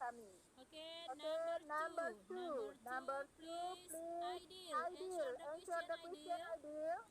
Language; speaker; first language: English; non-native, learner; Indonesian